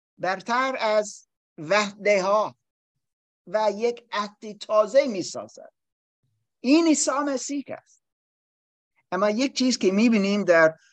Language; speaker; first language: Persian; non-native, learner; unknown